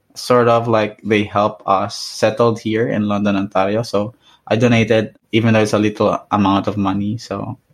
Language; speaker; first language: English; non-native, local second language; Hiligaynon